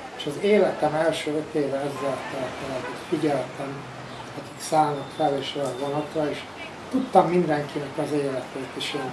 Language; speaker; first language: Hungarian; early bilingual, heritage; Hungarian